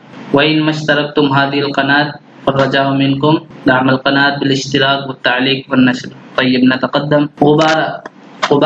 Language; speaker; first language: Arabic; non-native, fluent; Urdu